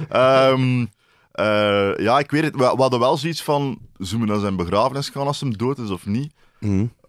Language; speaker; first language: Dutch; native; Dutch